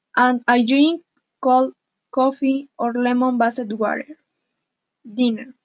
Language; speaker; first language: English; non-native, learner; Spanish